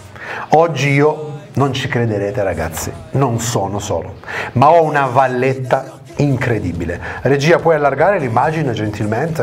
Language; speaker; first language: Italian; native; Italian